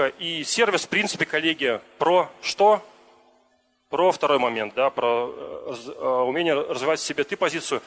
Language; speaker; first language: Russian; native; Russian